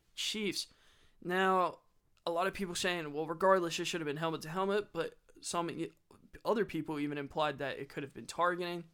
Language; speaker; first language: English; native; English